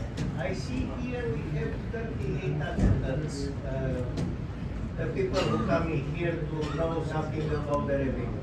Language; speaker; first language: English; non-native, learner; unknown